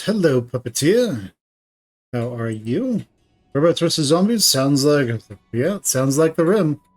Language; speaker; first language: English; native; English